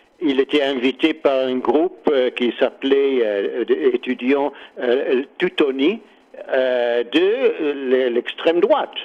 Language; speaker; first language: French; non-native, learner; English